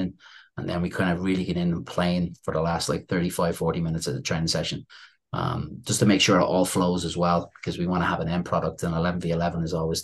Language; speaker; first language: English; native; English